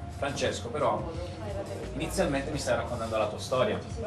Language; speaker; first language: Italian; native; Italian